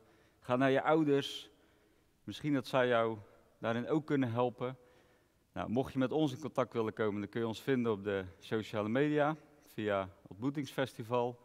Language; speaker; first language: Dutch; native; Dutch